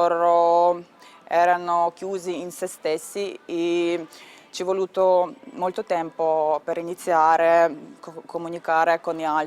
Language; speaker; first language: Italian; non-native, learner; Ukrainian